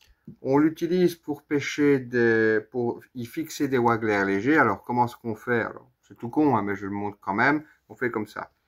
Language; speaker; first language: French; native; French